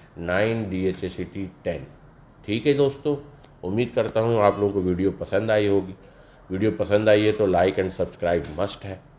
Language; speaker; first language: Urdu; native; Urdu